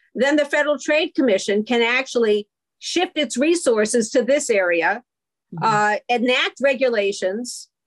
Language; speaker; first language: English; native; English